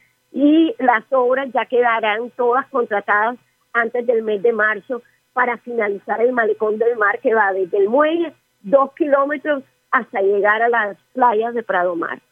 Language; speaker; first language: Spanish; native; Spanish